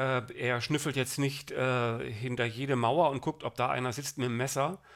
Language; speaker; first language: German; native; German